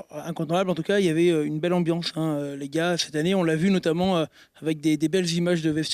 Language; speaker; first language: French; native; French